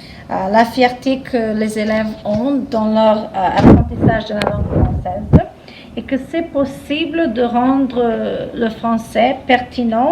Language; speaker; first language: French; non-native, fluent; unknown